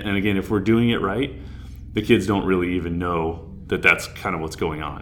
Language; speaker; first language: English; native; English